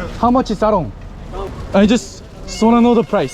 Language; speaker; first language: English; non-native, learner; Korean